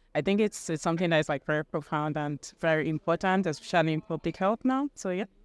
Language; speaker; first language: English; non-native, local second language; Yoruba